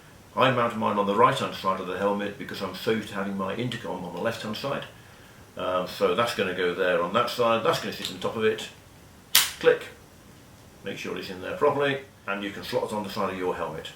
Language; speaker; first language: English; native; English